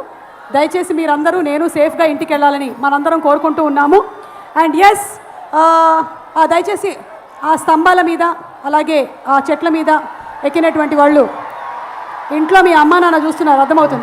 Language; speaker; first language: Telugu; native; Telugu